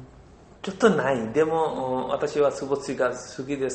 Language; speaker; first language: Japanese; non-native, learner; Bangla